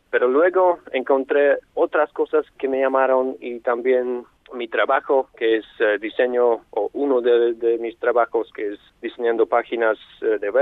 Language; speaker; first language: Spanish; non-native, fluent; Slovak